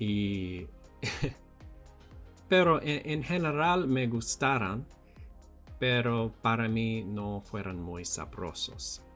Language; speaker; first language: Spanish; non-native, learner; English